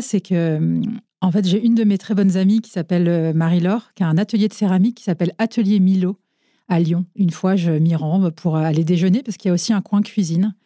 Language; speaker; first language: French; native; French